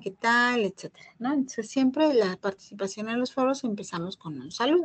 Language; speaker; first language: Spanish; native; Spanish